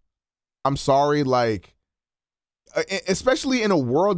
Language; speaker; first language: English; native; English